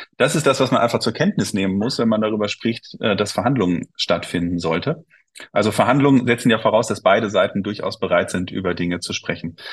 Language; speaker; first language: German; native; German